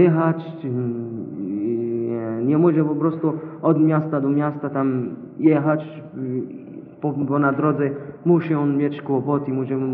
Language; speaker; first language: Polish; non-native, learner; Arabic